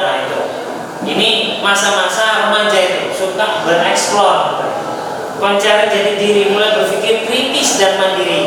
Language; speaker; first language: Indonesian; native; Indonesian